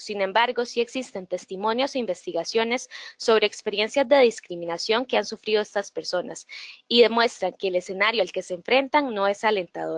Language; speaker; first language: Spanish; native; Spanish